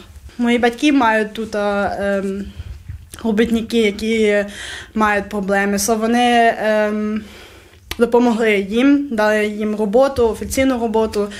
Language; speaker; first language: Ukrainian; non-native, local second language; German